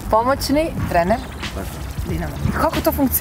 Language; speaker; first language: Croatian; native; Croatian